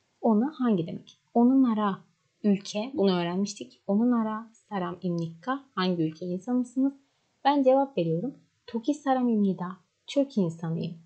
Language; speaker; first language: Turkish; native; Turkish